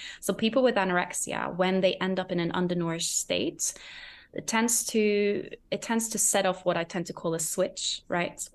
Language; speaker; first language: English; non-native, fluent; Norwegian